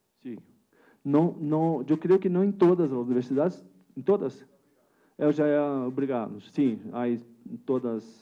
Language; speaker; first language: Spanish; non-native, learner; Portuguese